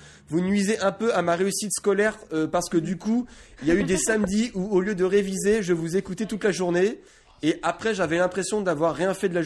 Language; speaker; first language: French; native; French